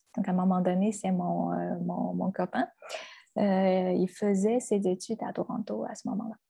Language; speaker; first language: French; non-native, fluent; Chinese